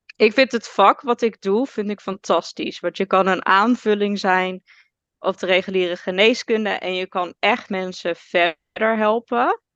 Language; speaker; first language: Dutch; native; Dutch